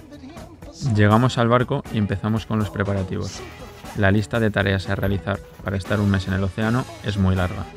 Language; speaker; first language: Spanish; native; Spanish